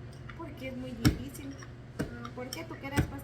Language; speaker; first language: Spanish; native; Spanish